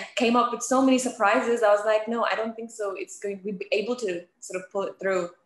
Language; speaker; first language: English; native; English